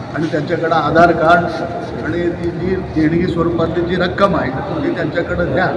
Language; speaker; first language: Marathi; non-native, local second language; Telugu